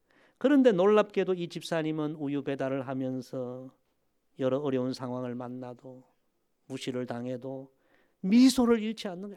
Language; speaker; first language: Korean; native; Korean